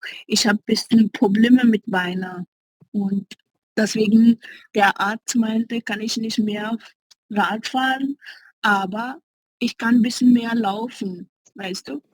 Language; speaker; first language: German; non-native, learner; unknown